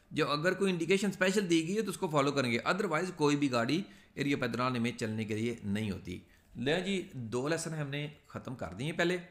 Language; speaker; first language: Urdu; non-native, local second language; Punjabi